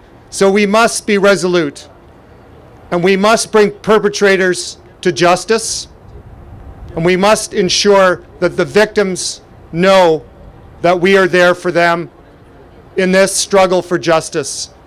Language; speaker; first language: English; native; English